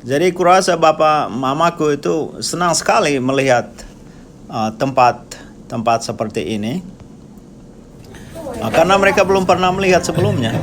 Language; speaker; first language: Indonesian; non-native, local second language; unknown